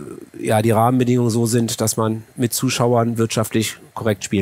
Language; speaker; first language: German; native; German